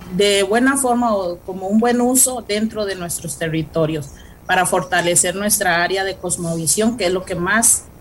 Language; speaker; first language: Spanish; non-native, local second language; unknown